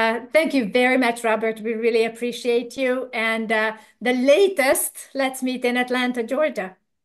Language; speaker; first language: English; non-native, fluent; Hungarian